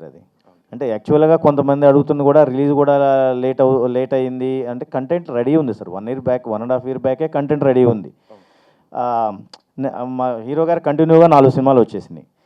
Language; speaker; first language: Telugu; native; Telugu